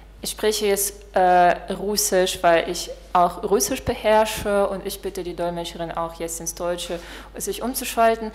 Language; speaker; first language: German; non-native, fluent; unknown